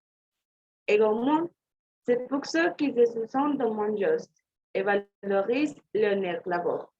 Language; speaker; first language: French; non-native, learner; Spanish